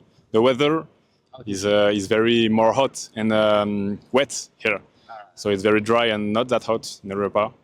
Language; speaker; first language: English; non-native, learner; French